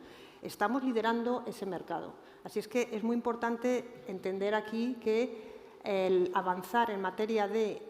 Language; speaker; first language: Spanish; native; Spanish